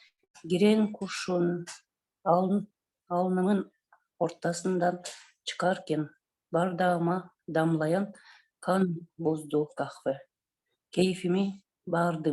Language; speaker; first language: Turkish; non-native, learner; Kyrgyz